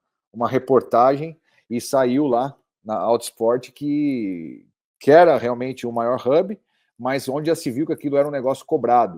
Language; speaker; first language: Portuguese; native; Portuguese